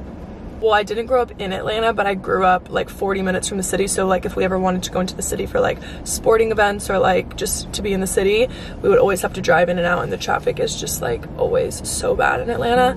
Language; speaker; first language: English; native; English